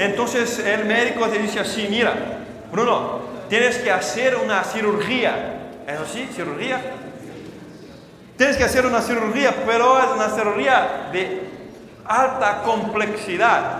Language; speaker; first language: Spanish; non-native, fluent; Portuguese